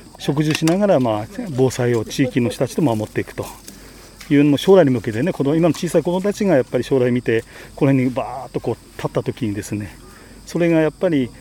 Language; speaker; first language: Japanese; native; Japanese